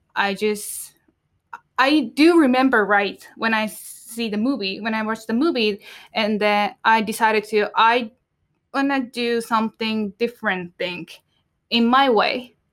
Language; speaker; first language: English; non-native, learner; Japanese